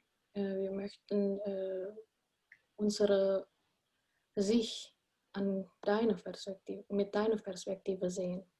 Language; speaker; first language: German; non-native, fluent; Indonesian